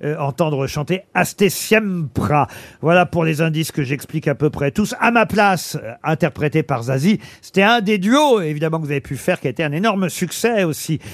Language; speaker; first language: French; native; French